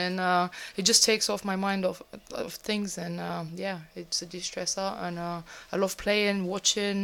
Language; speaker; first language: English; non-native, fluent; Bulgarian